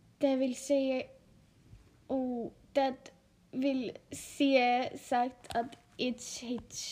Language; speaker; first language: Danish; non-native, learner; Icelandic